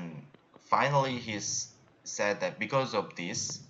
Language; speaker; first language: English; non-native, learner; Korean